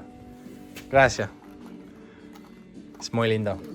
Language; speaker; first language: Spanish; non-native, learner; English